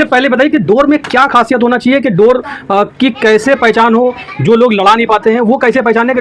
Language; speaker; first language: Hindi; native; Hindi